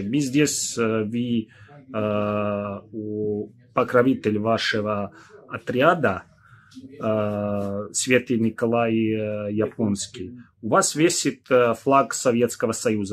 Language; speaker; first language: Russian; non-native, learner; Serbian